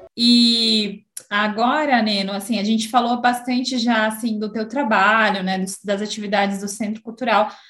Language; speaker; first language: Portuguese; native; Portuguese